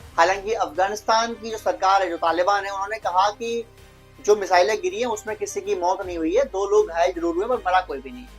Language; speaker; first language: Hindi; native; Hindi